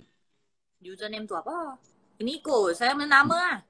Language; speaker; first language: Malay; non-native, local second language; Chinese